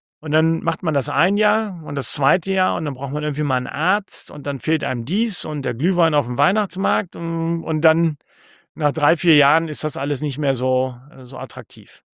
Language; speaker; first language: German; native; German